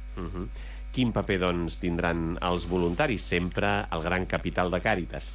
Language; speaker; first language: Catalan; native; Catalan